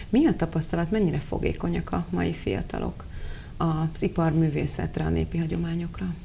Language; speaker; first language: Hungarian; native; Hungarian